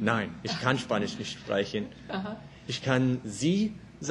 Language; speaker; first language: German; non-native, learner; English